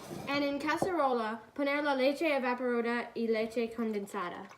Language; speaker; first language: Spanish; non-native, learner; English